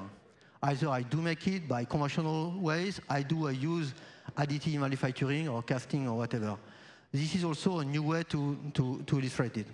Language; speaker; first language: English; non-native, fluent; French